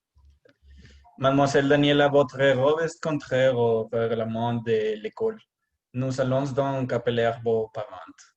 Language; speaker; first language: French; non-native, learner; Spanish